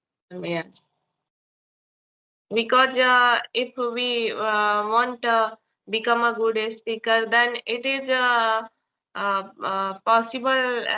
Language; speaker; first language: English; non-native, learner; Hindi